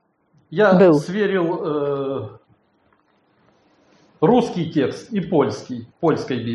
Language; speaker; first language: Polish; non-native, learner; Russian